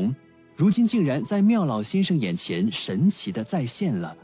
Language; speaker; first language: Chinese; native; Chinese